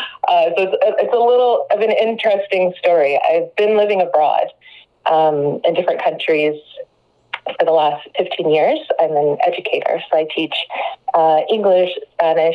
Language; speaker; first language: English; native; English